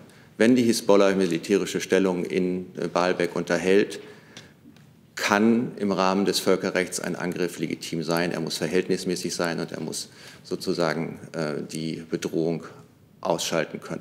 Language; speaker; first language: German; native; German